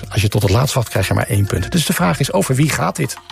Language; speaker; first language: Dutch; native; Dutch